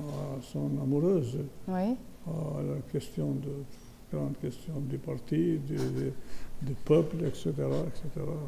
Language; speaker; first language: French; non-native, fluent; Albanian